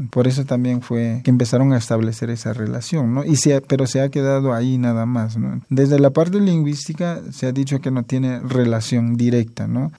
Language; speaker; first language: Spanish; non-native, local second language; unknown